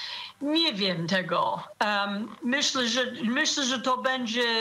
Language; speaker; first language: Polish; non-native, fluent; English